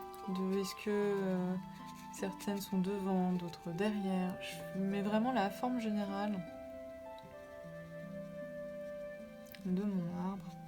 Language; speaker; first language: French; native; French